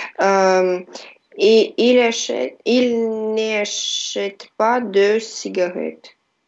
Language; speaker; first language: French; non-native, learner; Russian